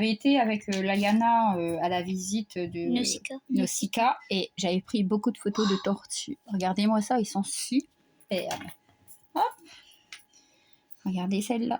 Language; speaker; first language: French; native; French